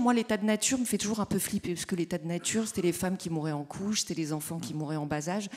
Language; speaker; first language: French; native; French